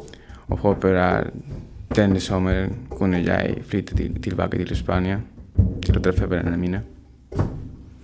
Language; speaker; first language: Norwegian; non-native, learner; Spanish